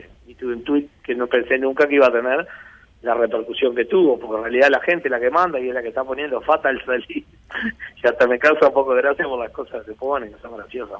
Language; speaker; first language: Spanish; native; Spanish